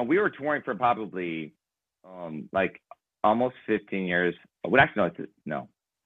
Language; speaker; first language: English; early bilingual, other home language; Ukrainian